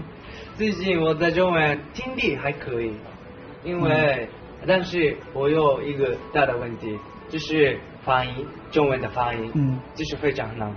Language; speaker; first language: Chinese; non-native, learner; Japanese